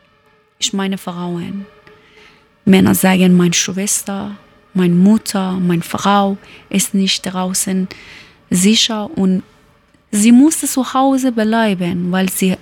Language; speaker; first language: German; non-native, learner; Persian